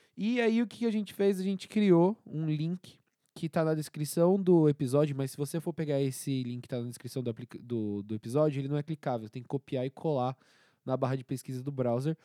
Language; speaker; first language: Portuguese; native; Portuguese